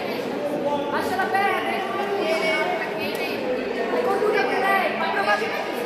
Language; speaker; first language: Italian; native; Italian